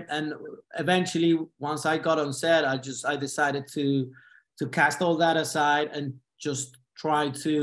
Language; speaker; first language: English; non-native, fluent; Spanish